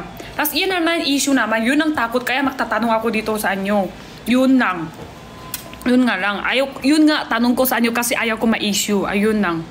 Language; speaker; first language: Filipino; non-native, learner; Chinese